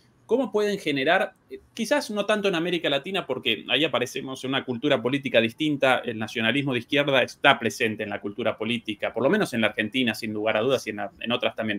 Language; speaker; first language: Spanish; native; Spanish